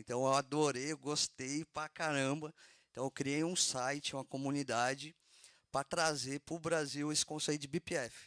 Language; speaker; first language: Portuguese; native; Portuguese